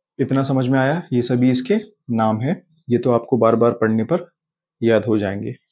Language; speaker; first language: Hindi; native; Hindi